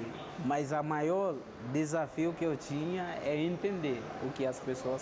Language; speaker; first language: Portuguese; non-native, fluent; Spanish